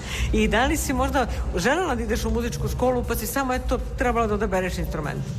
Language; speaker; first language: Serbian; native; Serbian